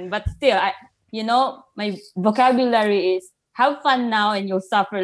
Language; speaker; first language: English; non-native, local second language; Filipino